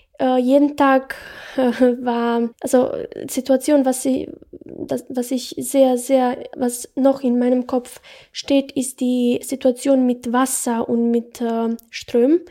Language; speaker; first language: German; non-native, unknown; Bosnian